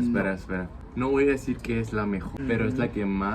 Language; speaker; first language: Spanish; native; Spanish